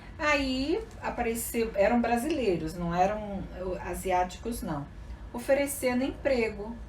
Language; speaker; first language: Portuguese; native; Portuguese